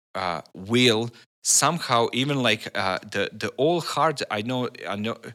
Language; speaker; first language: English; non-native, learner; Serbian